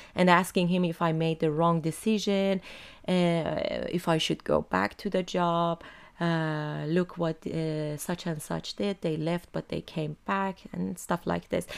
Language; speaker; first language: English; non-native, fluent; Persian